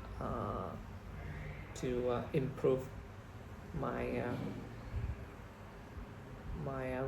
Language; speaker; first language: English; non-native, learner; Vietnamese